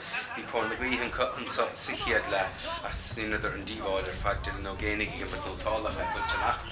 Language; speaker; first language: Irish; native; Irish